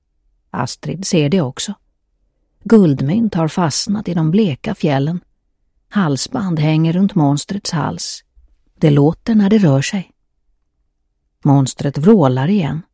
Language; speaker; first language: Swedish; native; Swedish